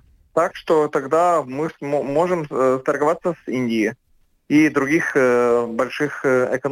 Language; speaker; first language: Russian; non-native, local second language; Latvian